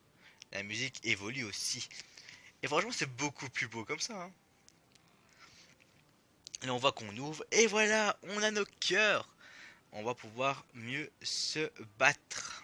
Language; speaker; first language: French; native; French